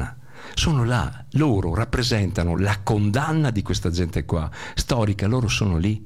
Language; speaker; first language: Italian; native; Italian